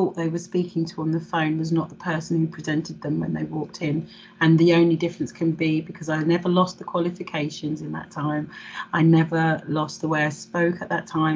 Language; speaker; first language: English; native; English